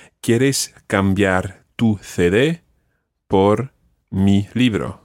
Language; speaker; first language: Spanish; non-native, fluent; English